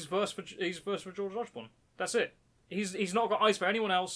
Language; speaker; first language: English; native; English